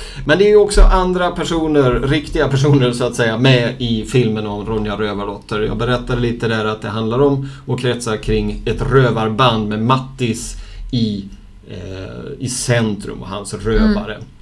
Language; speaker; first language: Swedish; native; Swedish